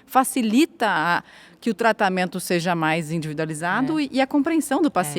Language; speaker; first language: Portuguese; native; Portuguese